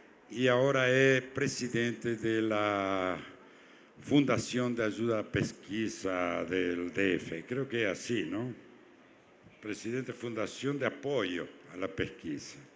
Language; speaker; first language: Portuguese; non-native, fluent; Spanish